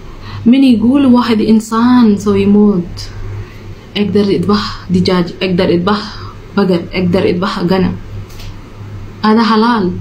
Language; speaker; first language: Arabic; non-native, learner; Telugu